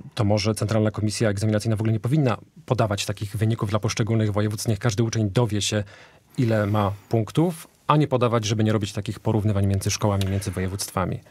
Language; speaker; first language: Polish; native; Polish